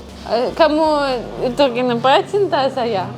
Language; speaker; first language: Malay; non-native, learner; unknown